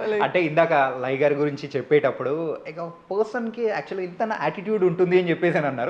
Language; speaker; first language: Telugu; native; Telugu